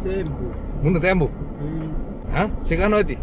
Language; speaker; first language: Spanish; non-native, learner; Vietnamese